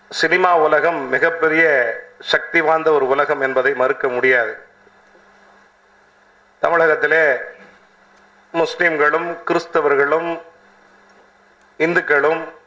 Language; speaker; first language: Tamil; native; Tamil